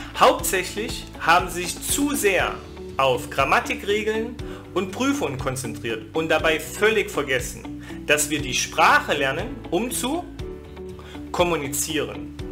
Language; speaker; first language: German; native; German